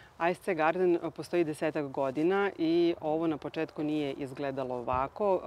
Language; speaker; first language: Croatian; native; Croatian